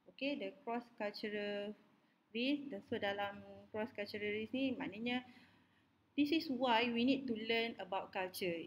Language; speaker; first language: English; non-native, local second language; Malay